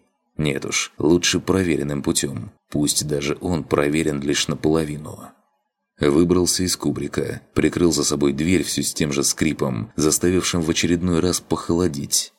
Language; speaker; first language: Russian; native; Russian